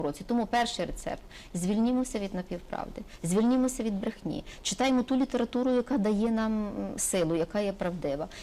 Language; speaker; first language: Ukrainian; native; Ukrainian